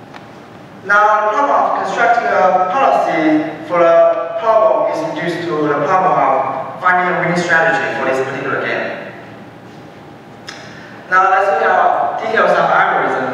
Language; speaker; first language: English; non-native, fluent; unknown